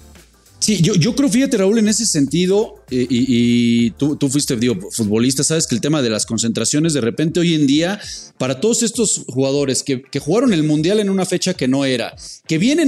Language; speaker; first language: Spanish; native; Spanish